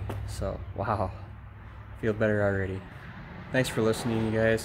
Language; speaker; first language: English; native; English